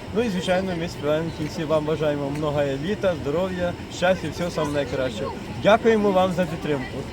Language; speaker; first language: Ukrainian; native; Ukrainian